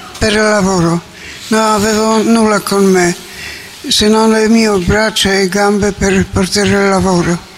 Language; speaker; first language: Italian; non-native, learner; Polish